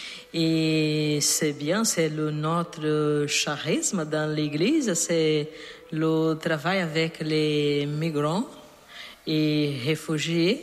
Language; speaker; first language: French; non-native, learner; Portuguese